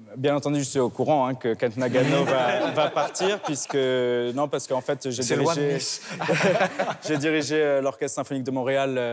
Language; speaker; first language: French; native; French